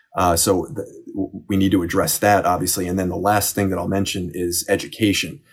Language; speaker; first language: English; native; English